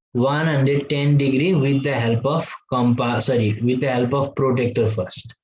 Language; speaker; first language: English; non-native, local second language; Nepali